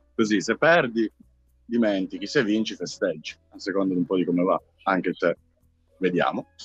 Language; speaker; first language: Italian; native; Italian